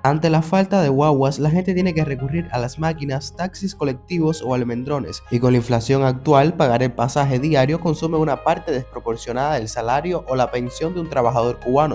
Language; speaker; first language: Spanish; native; Spanish